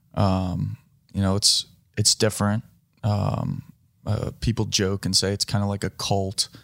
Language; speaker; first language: English; native; English